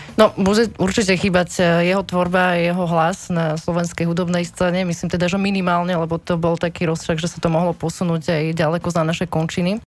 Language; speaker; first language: Slovak; native; Slovak